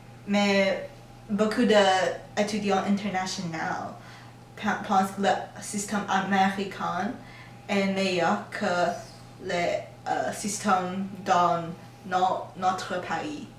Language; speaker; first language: French; non-native, learner; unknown